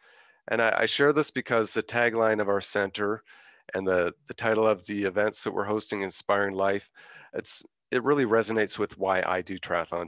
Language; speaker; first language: English; native; English